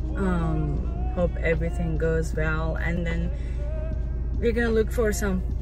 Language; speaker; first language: English; non-native, fluent; Turkish